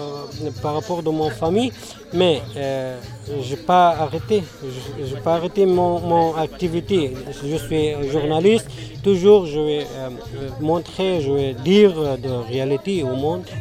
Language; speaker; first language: French; non-native, learner; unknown